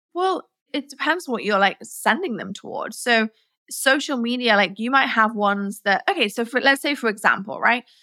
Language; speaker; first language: English; native; English